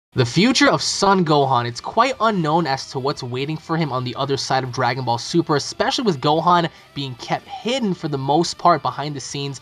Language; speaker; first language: English; native; English